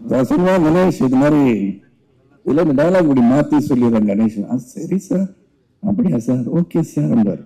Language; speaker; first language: Tamil; native; Tamil